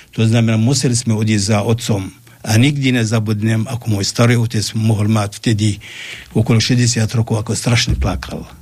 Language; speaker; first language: Slovak; non-native, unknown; Arabic